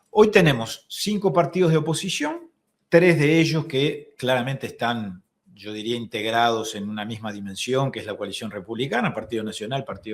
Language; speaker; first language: Spanish; native; Spanish